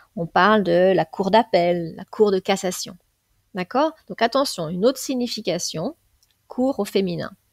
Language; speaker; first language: French; native; French